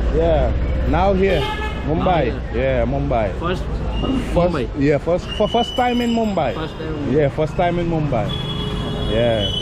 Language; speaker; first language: English; native; English